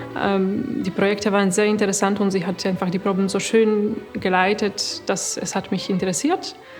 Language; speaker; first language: German; non-native, fluent; Polish